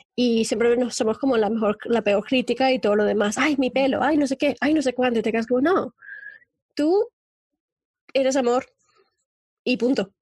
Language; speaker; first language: Spanish; native; Spanish